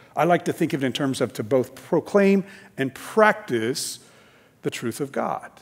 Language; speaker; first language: English; native; English